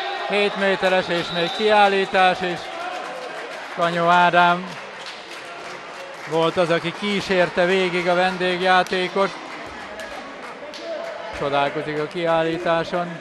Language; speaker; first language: Hungarian; native; Hungarian